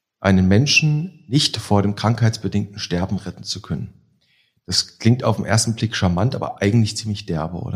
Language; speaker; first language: German; native; German